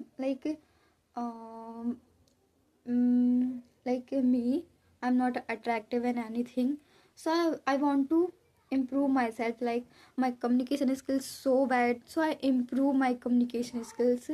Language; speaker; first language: English; non-native, learner; Hindi